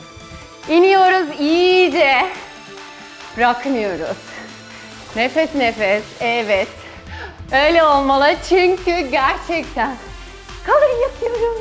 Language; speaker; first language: Turkish; non-native, fluent; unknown